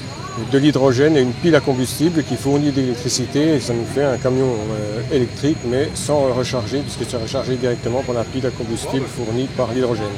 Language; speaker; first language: French; native; French